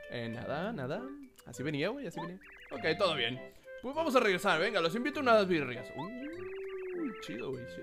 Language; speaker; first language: Spanish; native; Spanish